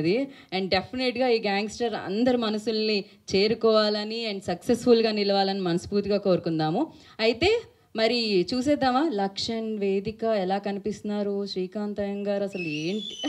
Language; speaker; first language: Telugu; native; Telugu